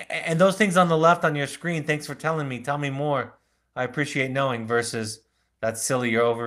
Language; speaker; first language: English; native; English